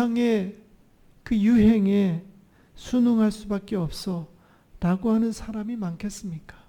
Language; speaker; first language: Korean; native; Korean